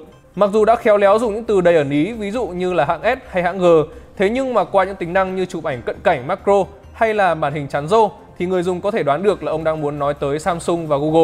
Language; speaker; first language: Vietnamese; native; Vietnamese